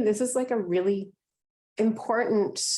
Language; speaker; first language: English; native; English